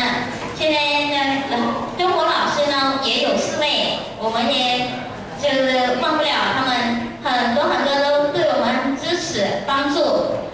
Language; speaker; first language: Chinese; non-native, fluent; Lao